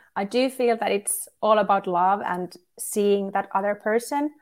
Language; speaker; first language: English; non-native, fluent; Finnish